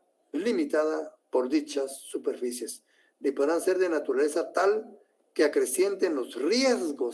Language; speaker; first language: Spanish; native; Spanish